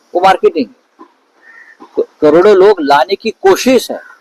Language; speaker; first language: Hindi; non-native, local second language; Marathi